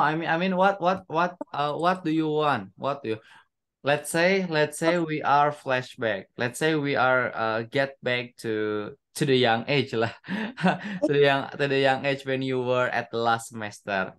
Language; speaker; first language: English; non-native, fluent; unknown